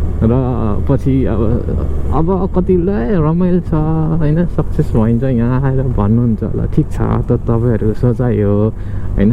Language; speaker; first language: Nepali; native; Nepali